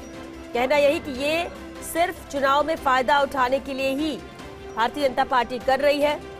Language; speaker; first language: Hindi; native; Hindi